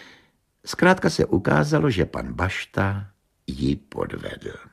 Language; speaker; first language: Czech; native; Czech